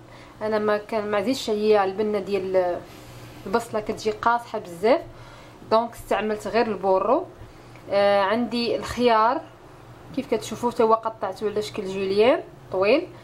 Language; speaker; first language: Arabic; native; Arabic